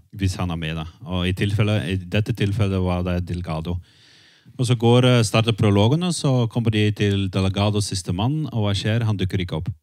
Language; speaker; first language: Norwegian; non-native, fluent; Dutch